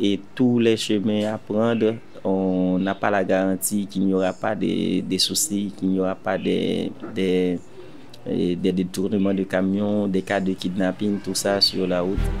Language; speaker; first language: French; non-native, local second language; Haitian Creole